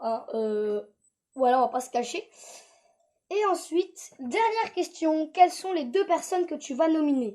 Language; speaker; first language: French; native; French